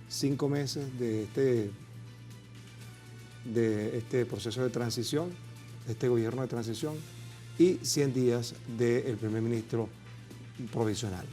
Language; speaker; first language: Spanish; native; Spanish